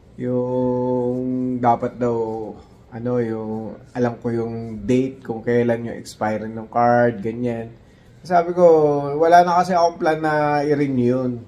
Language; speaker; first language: Filipino; native; Filipino